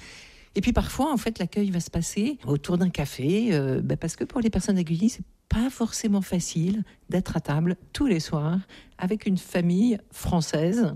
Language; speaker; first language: French; native; French